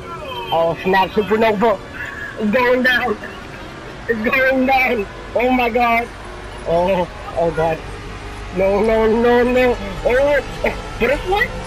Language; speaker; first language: English; native; English